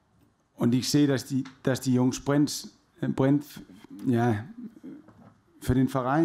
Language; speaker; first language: German; non-native, fluent; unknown